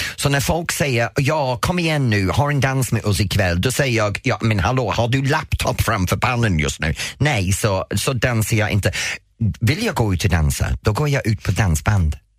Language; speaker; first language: Swedish; non-native, fluent; English